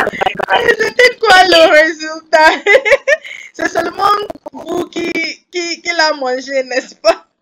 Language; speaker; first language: French; non-native, fluent; English